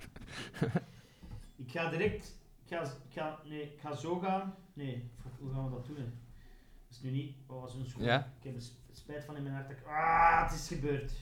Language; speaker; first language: Dutch; native; Dutch